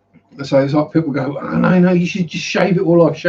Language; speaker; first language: English; native; English